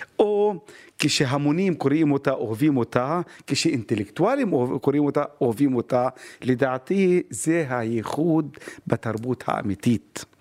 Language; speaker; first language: Hebrew; non-native, local second language; Arabic